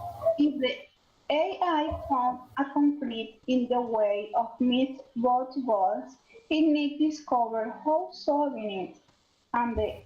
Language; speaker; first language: English; non-native, learner; Spanish